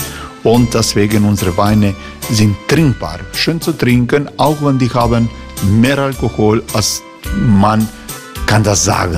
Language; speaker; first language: German; non-native, learner; Croatian